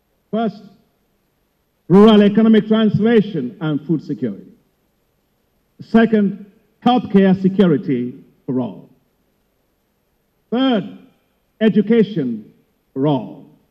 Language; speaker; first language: English; non-native, local second language; Yoruba